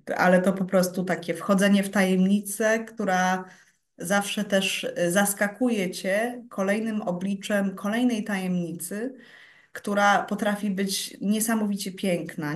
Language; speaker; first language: Polish; early bilingual, heritage; Polish